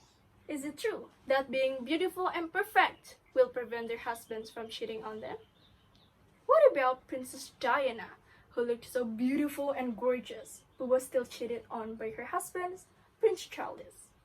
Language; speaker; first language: English; non-native, learner; Indonesian